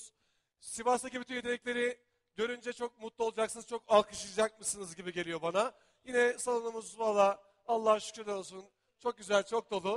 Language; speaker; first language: Turkish; native; Turkish